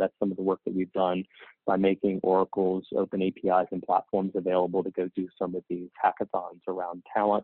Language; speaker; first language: English; native; English